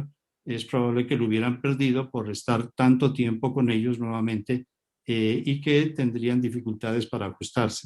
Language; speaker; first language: Spanish; native; Spanish